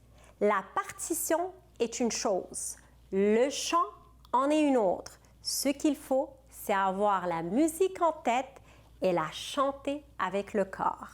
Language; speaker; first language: French; non-native, local second language; Arabic